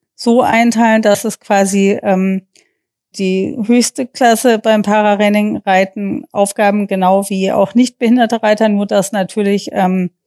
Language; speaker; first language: German; non-native, fluent; English